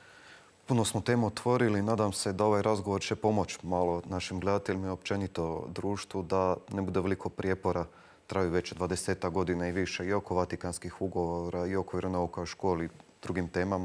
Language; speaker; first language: Croatian; native; Croatian